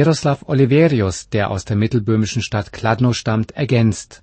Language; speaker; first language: German; native; German